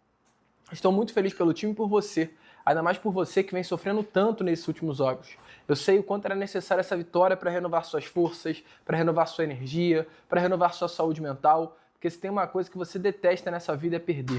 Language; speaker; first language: Portuguese; native; Portuguese